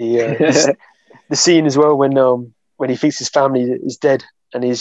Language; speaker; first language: English; native; English